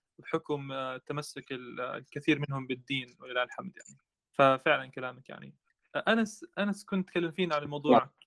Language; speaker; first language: Arabic; native; Arabic